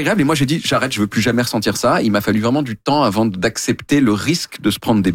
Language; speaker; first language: French; native; French